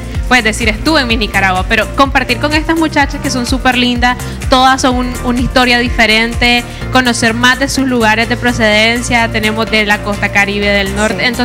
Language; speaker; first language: Spanish; native; Spanish